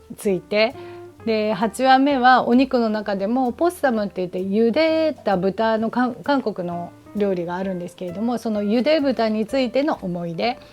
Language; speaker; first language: Japanese; native; Japanese